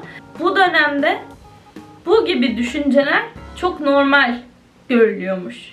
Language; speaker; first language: Turkish; native; Turkish